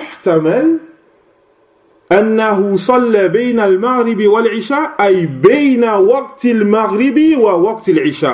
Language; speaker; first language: Arabic; non-native, fluent; French